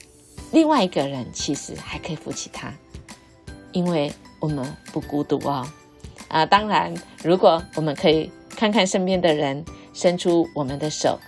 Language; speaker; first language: Chinese; native; Chinese